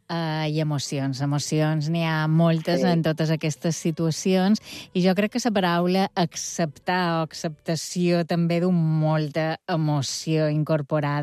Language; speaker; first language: Catalan; native; Catalan